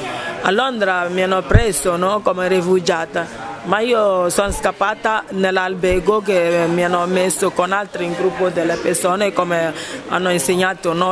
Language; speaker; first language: Italian; non-native, fluent; Ibibio